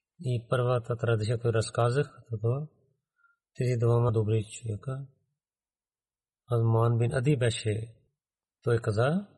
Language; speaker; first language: Bulgarian; non-native, fluent; Urdu